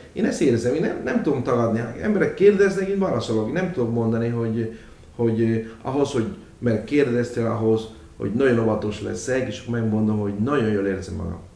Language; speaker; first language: Hungarian; non-native, fluent; Spanish